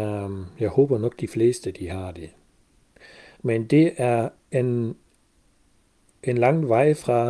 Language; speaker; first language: Danish; non-native, fluent; German